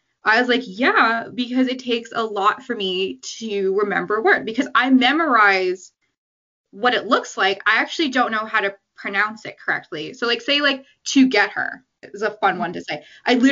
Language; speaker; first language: English; native; English